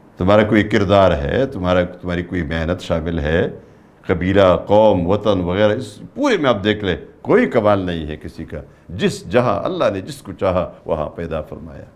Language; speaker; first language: Urdu; non-native, local second language; Pashto